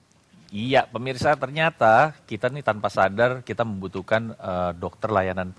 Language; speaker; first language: Indonesian; native; Indonesian